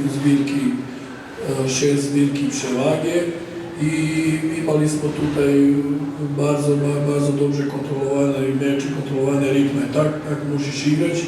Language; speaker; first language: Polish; non-native, learner; Serbian